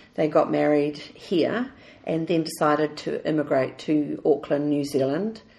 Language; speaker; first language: English; native; English